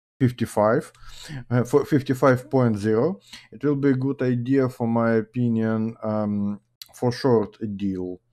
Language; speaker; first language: English; non-native, learner; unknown